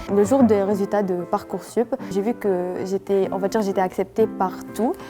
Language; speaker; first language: French; non-native, local second language; Arabic